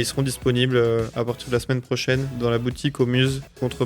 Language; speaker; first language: French; native; French